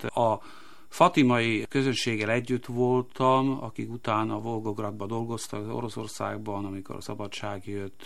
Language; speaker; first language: Hungarian; non-native, local second language; Slovak